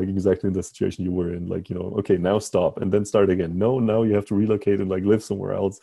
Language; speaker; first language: English; non-native, fluent; German